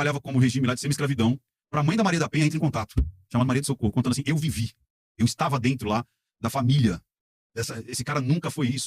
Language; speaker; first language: Portuguese; native; Portuguese